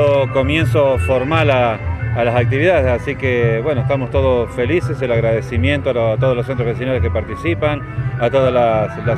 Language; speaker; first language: Spanish; native; Spanish